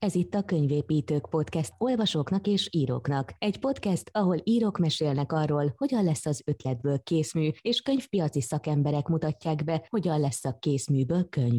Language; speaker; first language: Hungarian; native; Hungarian